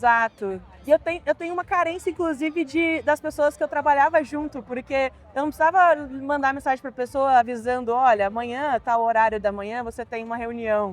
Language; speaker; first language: Portuguese; native; Portuguese